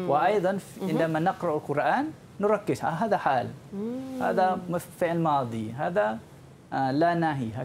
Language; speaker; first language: Arabic; non-native, fluent; Malay